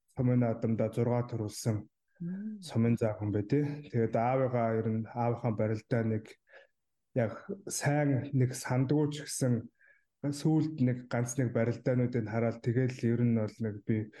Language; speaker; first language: Mongolian; native; Mongolian